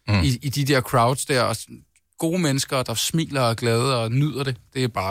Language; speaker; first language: Danish; native; Danish